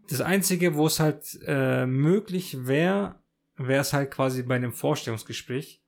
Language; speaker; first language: German; early bilingual, other home language; Turkish